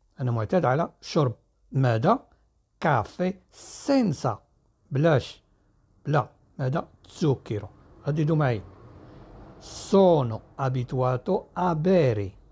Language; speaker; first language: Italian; non-native, fluent; Arabic